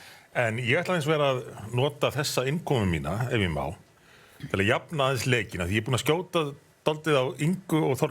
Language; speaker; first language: Icelandic; native; Icelandic